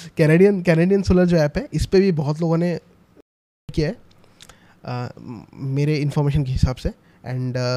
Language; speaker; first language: Hindi; non-native, local second language; Assamese